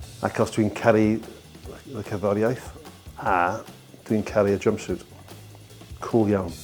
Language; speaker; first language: Welsh; non-native, learner; English